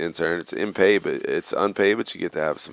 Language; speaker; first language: English; native; English